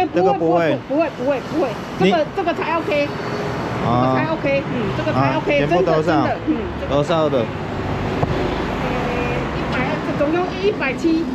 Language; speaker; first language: Chinese; non-native, learner; Filipino